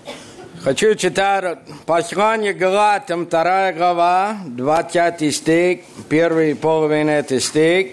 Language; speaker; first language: Russian; non-native, fluent; English